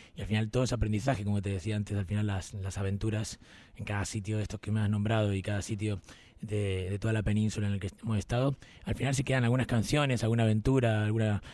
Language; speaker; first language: Spanish; native; Spanish